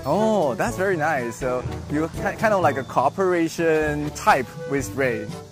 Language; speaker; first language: English; non-native, fluent; Chinese